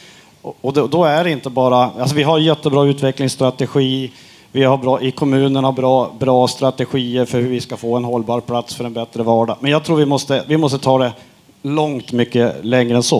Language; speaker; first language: Swedish; native; Swedish